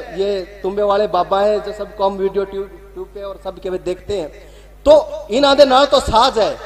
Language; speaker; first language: Hindi; non-native, local second language; Haryanvi